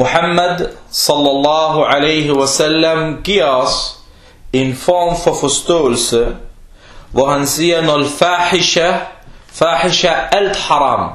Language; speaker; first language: Danish; early bilingual, other home language; Arabic